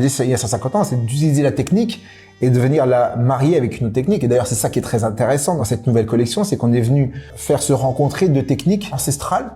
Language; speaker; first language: French; native; French